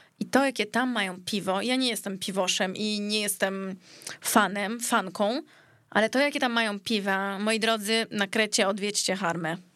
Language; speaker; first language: Polish; early bilingual, heritage; Greek